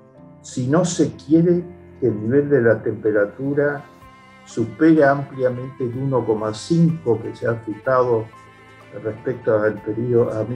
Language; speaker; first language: Spanish; native; Spanish